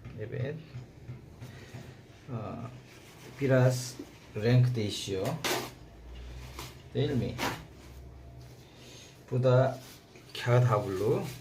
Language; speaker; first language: Turkish; non-native, learner; Korean